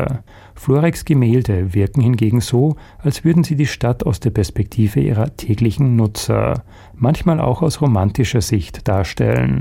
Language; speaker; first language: German; native; German